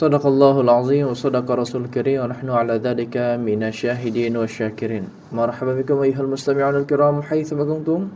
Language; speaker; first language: Arabic; non-native, fluent; Indonesian